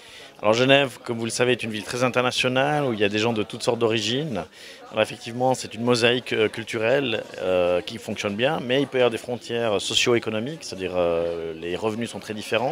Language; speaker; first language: French; native; French